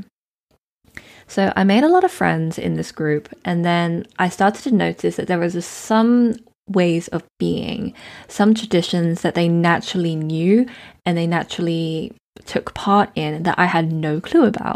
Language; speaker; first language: English; native; English